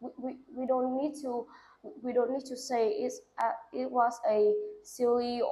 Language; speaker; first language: English; non-native, learner; Vietnamese